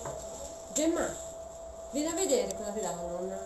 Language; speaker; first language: Italian; native; Italian